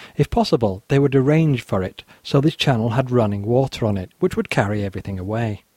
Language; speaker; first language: English; native; English